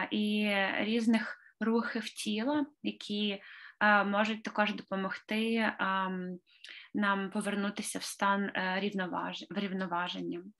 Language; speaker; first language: Ukrainian; native; Ukrainian